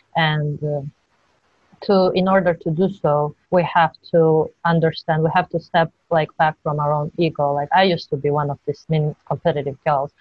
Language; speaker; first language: English; non-native, fluent; Georgian